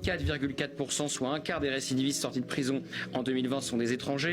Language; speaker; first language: French; native; French